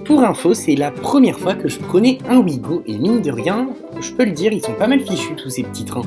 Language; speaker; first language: French; native; French